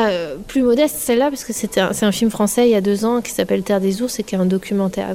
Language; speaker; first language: French; native; French